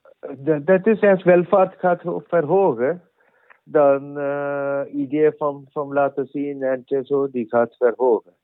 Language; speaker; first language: Dutch; non-native, learner; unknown